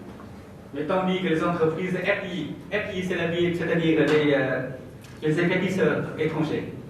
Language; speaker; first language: French; non-native, fluent; Vietnamese